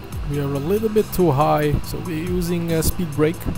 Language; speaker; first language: English; non-native, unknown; Turkish